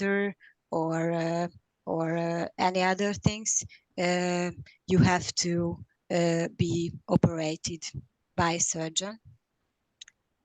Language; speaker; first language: English; non-native, learner; Hungarian